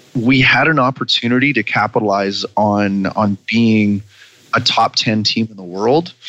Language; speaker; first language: English; native; English